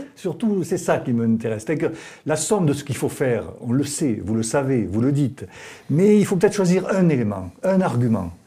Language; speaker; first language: French; native; French